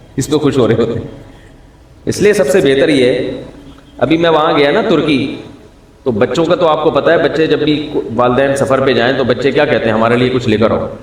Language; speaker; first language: Urdu; native; Urdu